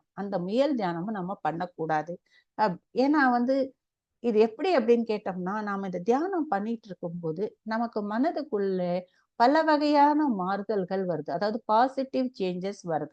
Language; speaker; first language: Tamil; native; Tamil